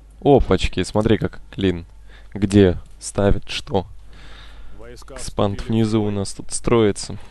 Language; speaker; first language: Russian; native; Russian